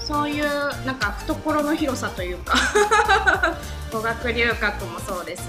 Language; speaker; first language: Japanese; native; Japanese